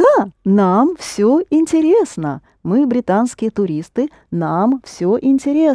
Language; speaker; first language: Russian; non-native, fluent; English